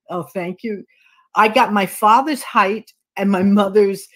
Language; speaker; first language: English; native; English